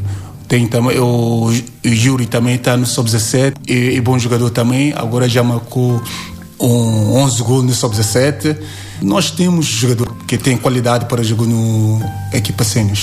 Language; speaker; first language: Portuguese; non-native, learner; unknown